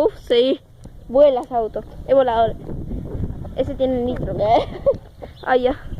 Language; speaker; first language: Spanish; native; Spanish